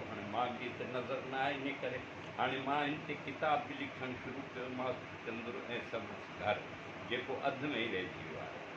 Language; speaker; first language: Sindhi; non-native, local second language; Urdu